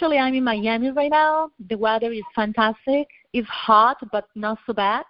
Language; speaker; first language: English; non-native, fluent; Italian